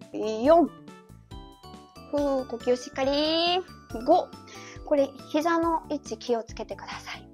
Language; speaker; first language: Japanese; native; Japanese